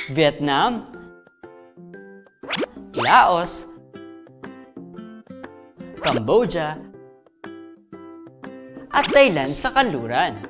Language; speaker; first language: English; non-native, local second language; Filipino